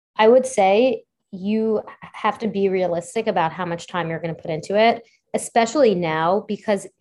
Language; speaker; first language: English; native; English